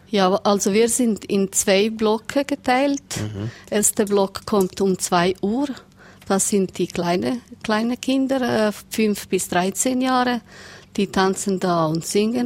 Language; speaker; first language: German; non-native, learner; Serbian